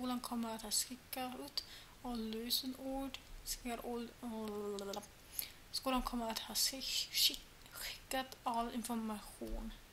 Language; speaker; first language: Swedish; non-native, learner; German